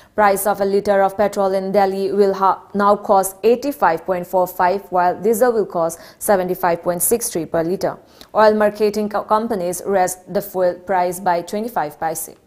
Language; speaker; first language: English; non-native, local second language; Manipuri